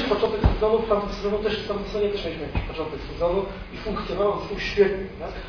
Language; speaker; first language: Polish; native; Polish